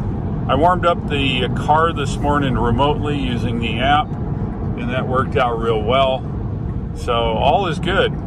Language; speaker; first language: English; native; English